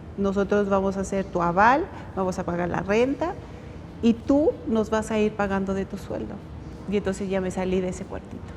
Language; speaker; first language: Spanish; native; Spanish